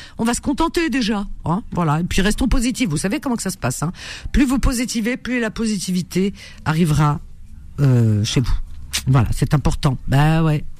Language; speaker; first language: French; native; French